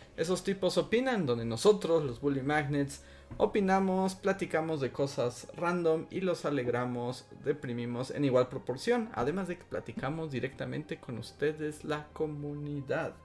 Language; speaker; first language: Spanish; native; Spanish